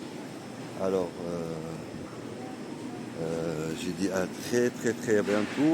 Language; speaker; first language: French; non-native, learner; Arabic